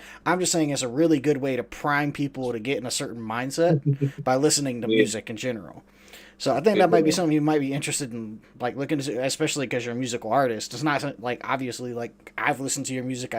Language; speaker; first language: English; native; English